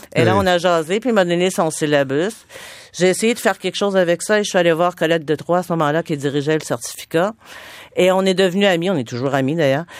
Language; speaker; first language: French; native; French